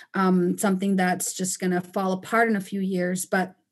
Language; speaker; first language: English; non-native, fluent; Spanish